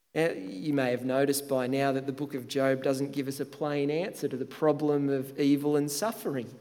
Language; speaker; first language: English; native; English